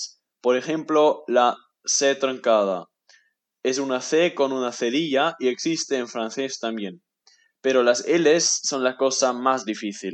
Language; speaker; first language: Spanish; non-native, learner; German